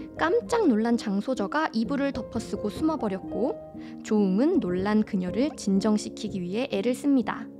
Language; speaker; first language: Korean; native; Korean